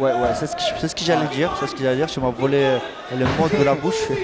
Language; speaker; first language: French; native; French